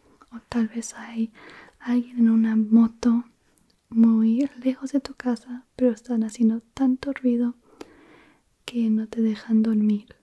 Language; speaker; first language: Spanish; early bilingual, heritage; Spanish